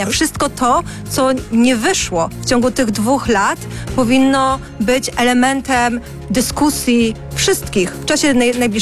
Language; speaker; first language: Polish; native; Polish